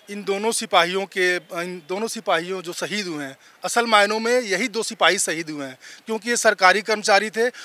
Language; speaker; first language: Hindi; native; Hindi